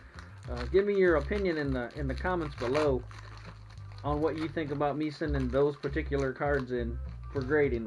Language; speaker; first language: English; native; English